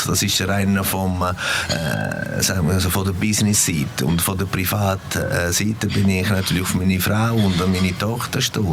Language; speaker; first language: German; non-native, fluent; Italian